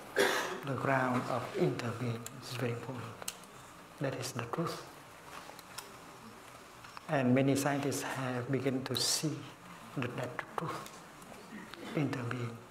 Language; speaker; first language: English; non-native, fluent; Vietnamese